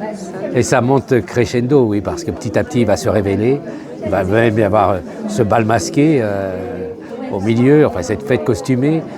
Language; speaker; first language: French; native; French